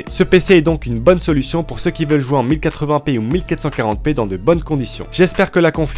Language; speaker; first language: French; native; French